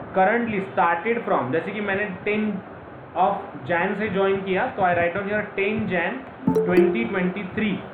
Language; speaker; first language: Hindi; non-native, local second language; Marathi